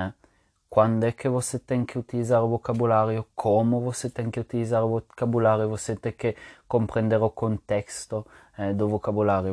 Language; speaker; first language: Portuguese; non-native, fluent; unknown